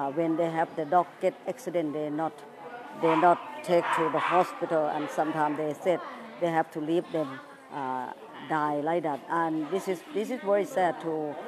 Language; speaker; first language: English; non-native, fluent; Thai